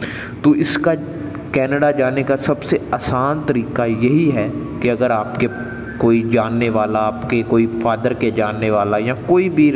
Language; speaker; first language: Hindi; non-native, local second language; Punjabi